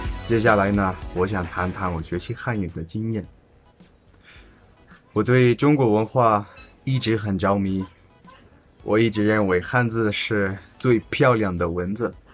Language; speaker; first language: Chinese; non-native, learner; Spanish